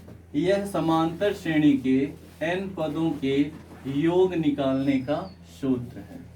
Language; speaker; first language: Hindi; native; Hindi